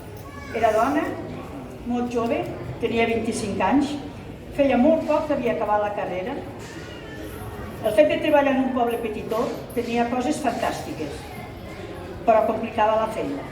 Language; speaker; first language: Catalan; native; Catalan